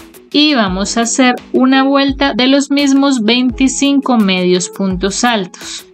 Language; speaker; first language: Spanish; native; Spanish